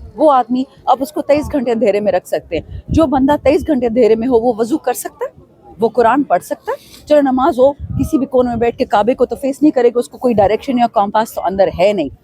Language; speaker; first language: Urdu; non-native, local second language; Pashto